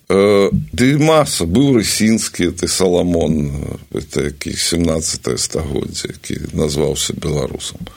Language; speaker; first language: Belarusian; native; Belarusian